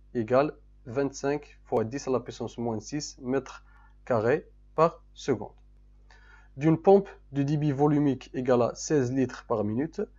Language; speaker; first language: French; non-native, local second language; Arabic